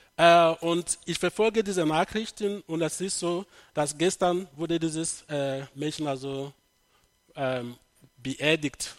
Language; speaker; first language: German; non-native, fluent; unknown